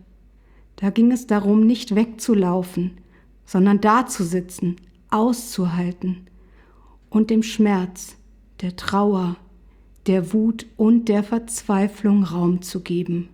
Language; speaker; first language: German; native; German